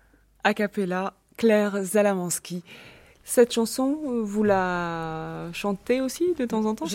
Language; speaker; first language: French; native; French